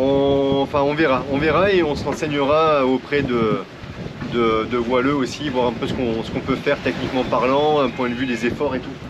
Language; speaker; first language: French; native; French